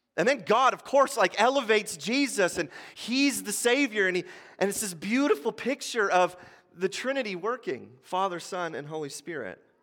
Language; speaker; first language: English; native; English